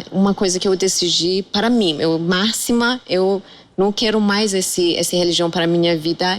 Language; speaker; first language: Portuguese; non-native, fluent; Persian